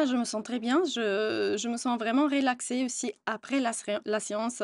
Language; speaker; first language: French; non-native, fluent; Italian